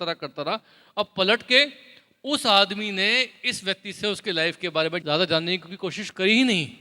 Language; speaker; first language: Hindi; native; Hindi